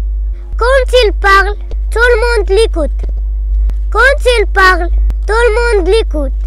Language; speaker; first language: French; non-native, local second language; Arabic